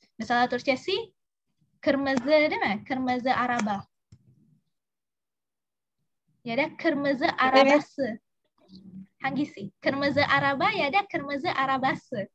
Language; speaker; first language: Turkish; non-native, learner; Indonesian